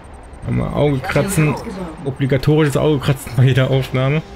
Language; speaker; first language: German; native; German